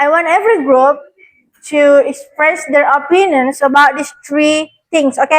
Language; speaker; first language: English; non-native, learner; Indonesian